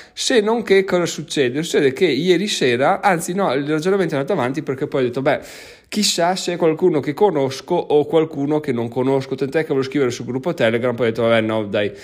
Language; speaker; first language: Italian; native; Italian